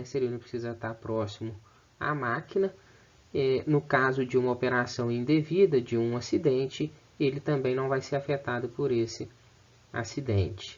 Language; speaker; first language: Portuguese; native; Portuguese